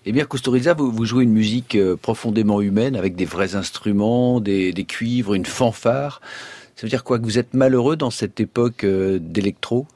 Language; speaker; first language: French; native; French